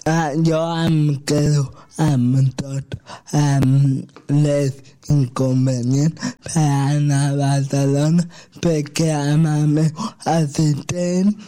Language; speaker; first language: Catalan; non-native, local second language; Spanish